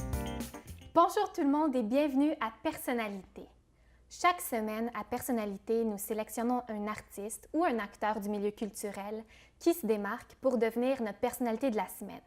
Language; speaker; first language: French; native; French